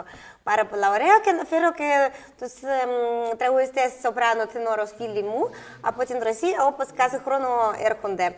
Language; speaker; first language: Greek; non-native, learner; Russian